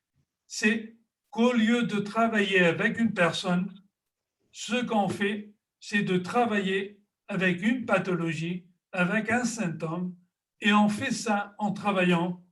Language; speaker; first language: French; non-native, fluent; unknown